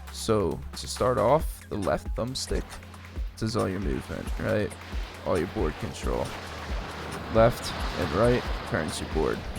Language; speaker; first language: English; native; English